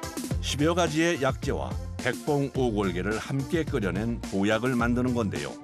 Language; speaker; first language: Korean; native; Korean